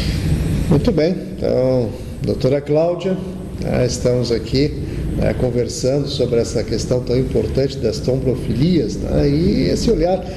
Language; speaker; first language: Portuguese; native; Portuguese